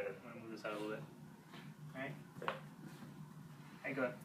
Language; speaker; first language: English; native; English